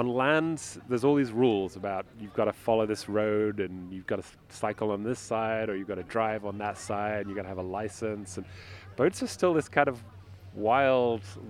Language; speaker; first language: English; native; English